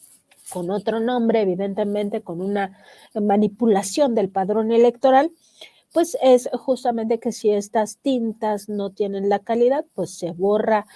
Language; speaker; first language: Spanish; native; Spanish